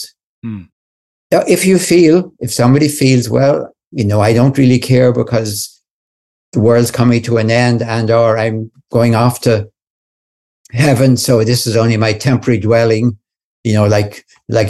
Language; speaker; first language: English; native; English